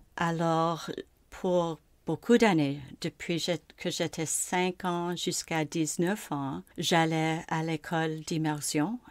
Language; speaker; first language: French; non-native, local second language; English